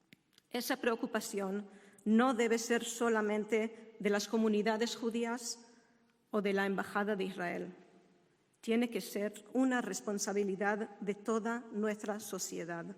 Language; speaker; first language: Spanish; non-native, fluent; Hebrew